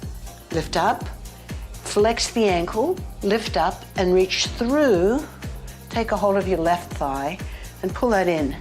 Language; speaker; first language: English; native; English